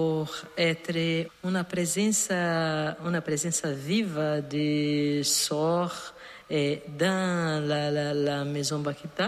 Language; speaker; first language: French; non-native, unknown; Portuguese